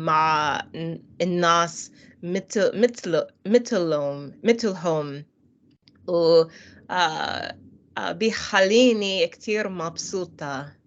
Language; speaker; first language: Arabic; non-native, learner; English